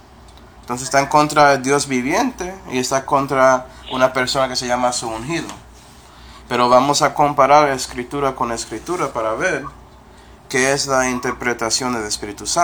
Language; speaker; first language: Spanish; non-native, fluent; English